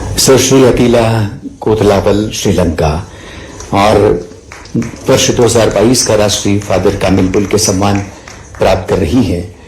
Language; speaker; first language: Hindi; native; Hindi